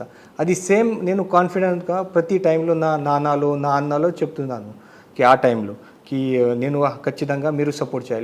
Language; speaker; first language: Telugu; non-native, local second language; Marathi